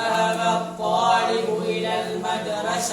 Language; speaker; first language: Arabic; non-native, learner; Filipino